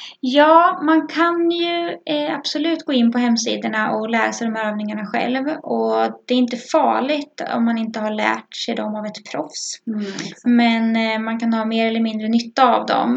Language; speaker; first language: Swedish; native; Swedish